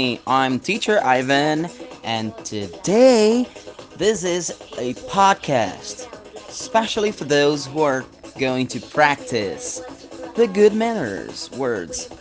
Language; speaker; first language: English; non-native, fluent; Portuguese